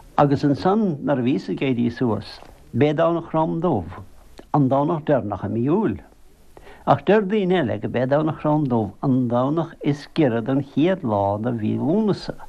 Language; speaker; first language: Irish; native; Irish